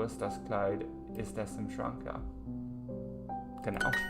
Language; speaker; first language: German; non-native, learner; English